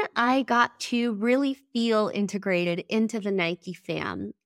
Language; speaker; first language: English; early bilingual, other home language; Spanish